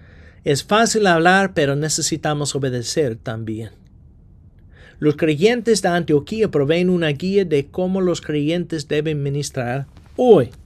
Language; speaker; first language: Spanish; non-native, fluent; English